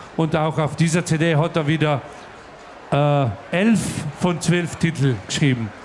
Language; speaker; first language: German; non-native, local second language; Ladin